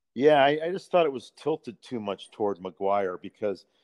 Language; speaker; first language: English; native; English